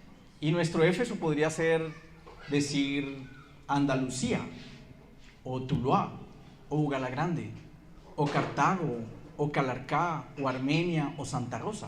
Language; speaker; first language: Spanish; native; Spanish